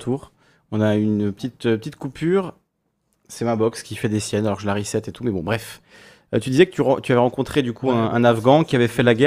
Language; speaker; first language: French; native; French